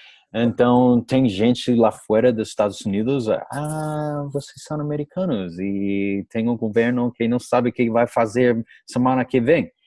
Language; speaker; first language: Portuguese; non-native, learner; English